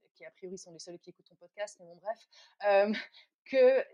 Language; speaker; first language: French; non-native, fluent; Dutch